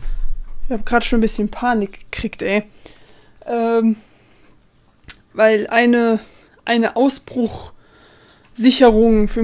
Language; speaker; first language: German; native; German